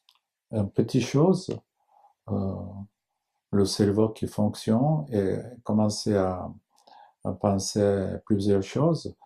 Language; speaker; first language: French; non-native, fluent; Japanese